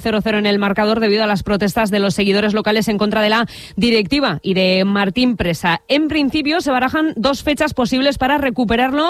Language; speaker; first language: Spanish; native; Spanish